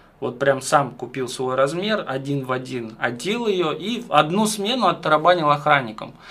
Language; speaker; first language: Russian; native; Russian